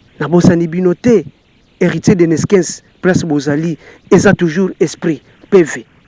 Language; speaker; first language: Lingala; non-native, local second language; Kongo